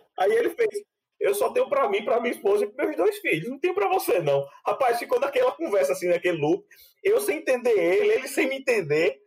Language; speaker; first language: Portuguese; native; Portuguese